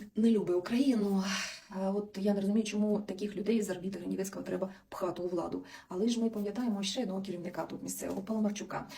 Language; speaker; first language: Ukrainian; non-native, local second language; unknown